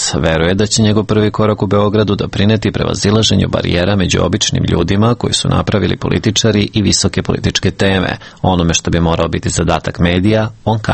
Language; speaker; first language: Serbian; native; Serbian